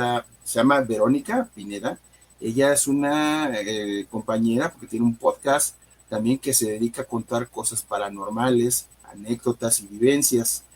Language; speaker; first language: Spanish; native; Spanish